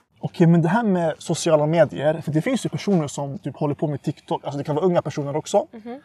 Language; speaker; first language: Swedish; early bilingual, other home language; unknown